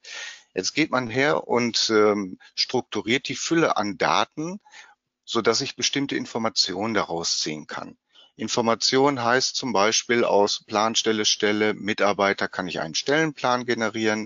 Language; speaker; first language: German; native; German